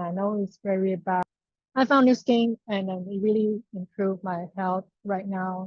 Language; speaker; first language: English; non-native, learner; Chinese